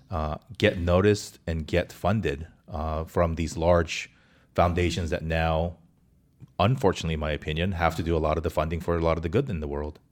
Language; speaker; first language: English; early bilingual, other home language; Korean